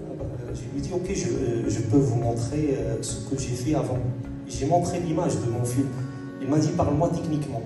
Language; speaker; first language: French; non-native, local second language; Arabic